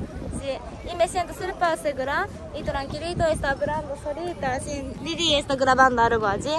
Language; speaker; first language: Spanish; non-native, learner; Japanese